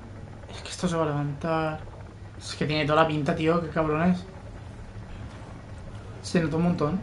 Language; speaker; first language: Spanish; native; Spanish